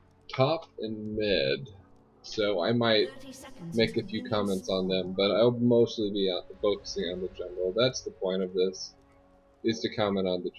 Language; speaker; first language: English; native; English